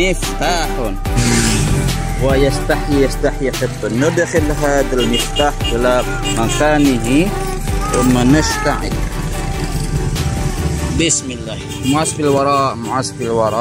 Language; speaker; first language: Arabic; non-native, fluent; Indonesian